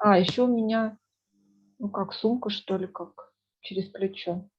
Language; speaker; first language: Russian; native; Russian